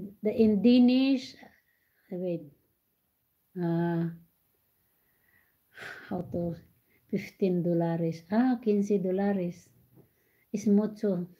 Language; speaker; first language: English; non-native, local second language; Cebuano